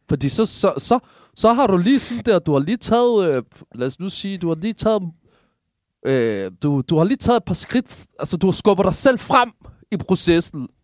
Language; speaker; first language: Danish; early bilingual, other home language; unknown